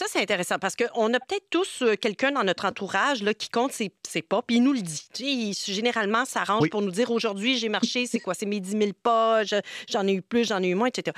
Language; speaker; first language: French; native; French